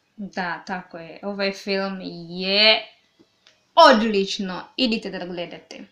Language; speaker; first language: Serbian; non-native, learner; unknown